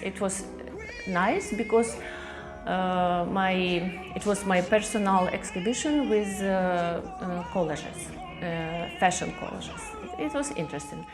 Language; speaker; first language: English; non-native, learner; Russian